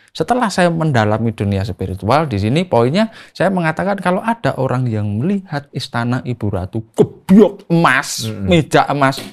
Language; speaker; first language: Indonesian; native; Indonesian